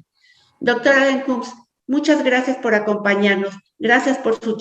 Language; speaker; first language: Spanish; native; Spanish